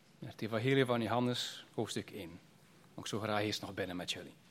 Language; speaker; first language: Dutch; native; Dutch